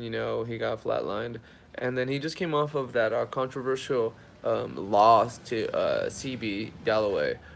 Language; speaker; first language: English; native; English